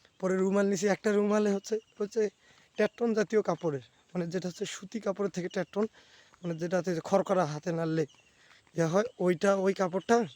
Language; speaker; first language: Bangla; native; Bangla